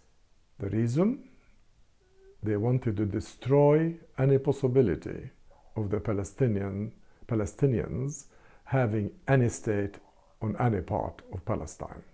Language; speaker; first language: English; non-native, fluent; Arabic